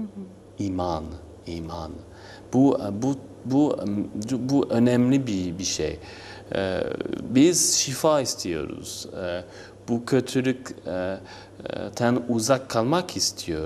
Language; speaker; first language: Turkish; non-native, learner; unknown